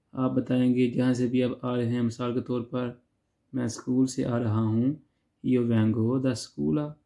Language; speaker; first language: Urdu; non-native, local second language; Punjabi